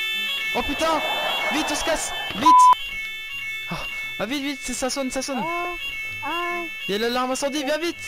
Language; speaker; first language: French; native; French